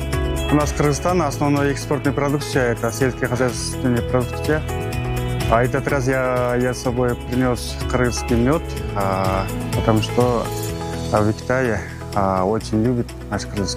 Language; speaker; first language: Russian; non-native, local second language; Kyrgyz